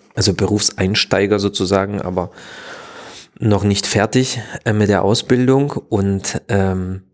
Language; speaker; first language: German; non-native, fluent; Polish